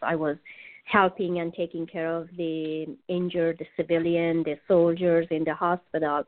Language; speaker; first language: English; non-native, fluent; Persian